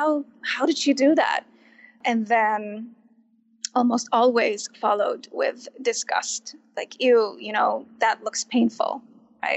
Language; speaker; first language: English; non-native, fluent; Arabic